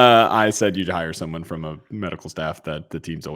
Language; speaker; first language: English; native; English